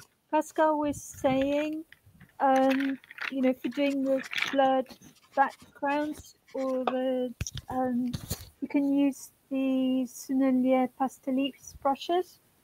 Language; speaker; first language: English; native; English